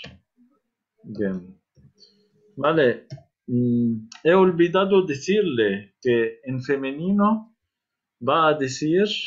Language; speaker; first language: Spanish; non-native, fluent; Arabic